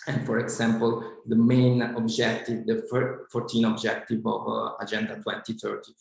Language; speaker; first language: English; non-native, fluent; Italian